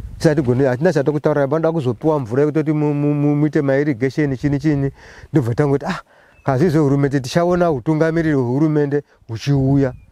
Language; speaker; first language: Shona; non-native, local second language; Tsonga